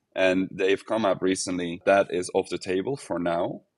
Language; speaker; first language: English; non-native, fluent; Dutch